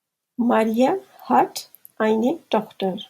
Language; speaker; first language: German; non-native, fluent; Urdu